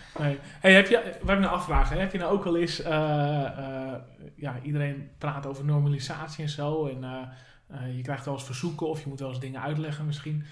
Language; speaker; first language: Dutch; native; Dutch